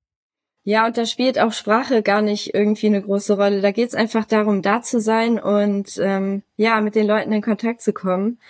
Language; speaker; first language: German; native; German